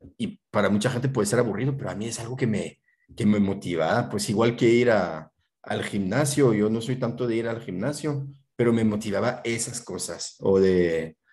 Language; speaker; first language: Spanish; non-native, fluent; French